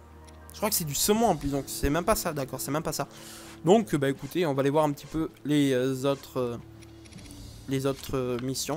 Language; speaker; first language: French; native; French